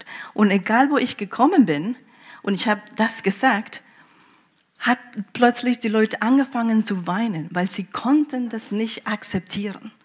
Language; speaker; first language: German; early bilingual, heritage; German